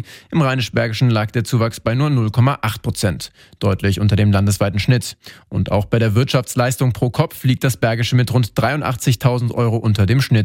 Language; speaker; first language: German; native; German